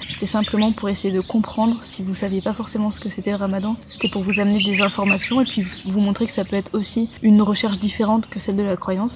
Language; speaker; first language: French; native; French